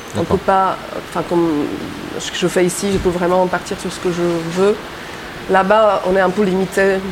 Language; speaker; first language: French; non-native, fluent; Czech